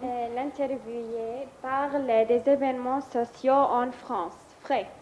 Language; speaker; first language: French; non-native, learner; Arabic